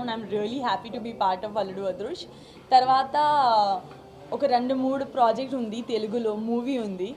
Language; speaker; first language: Telugu; non-native, local second language; Gujarati